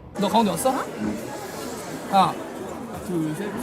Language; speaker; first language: Korean; native; Korean